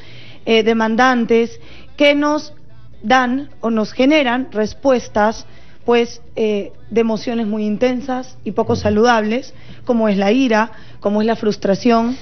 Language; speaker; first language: Spanish; native; Spanish